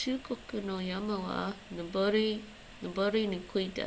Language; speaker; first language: Japanese; non-native, learner; English